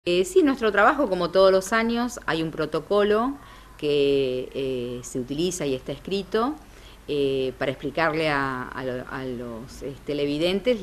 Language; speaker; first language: Spanish; native; Spanish